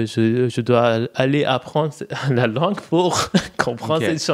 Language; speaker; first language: French; non-native, fluent; Persian